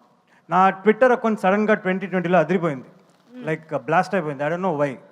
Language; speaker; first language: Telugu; non-native, learner; Tamil